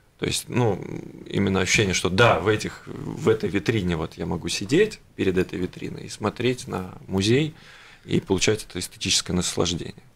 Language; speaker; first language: Russian; native; Russian